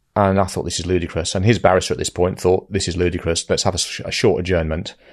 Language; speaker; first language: English; native; English